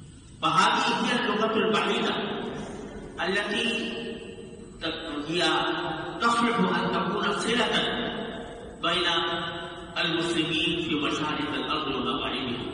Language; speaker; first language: Arabic; non-native, fluent; Urdu